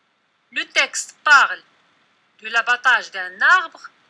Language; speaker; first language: French; non-native, local second language; Arabic